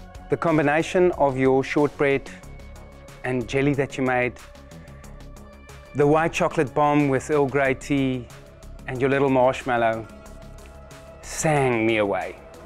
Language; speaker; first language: English; non-native, local second language; Afrikaans